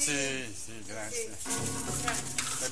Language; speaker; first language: Italian; non-native, learner; French